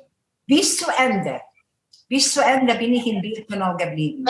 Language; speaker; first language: German; non-native, fluent; Hungarian